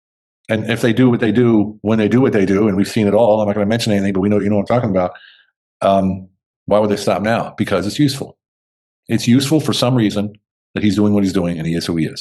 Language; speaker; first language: English; native; English